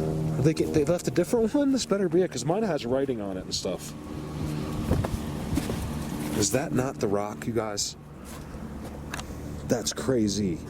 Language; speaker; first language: English; native; English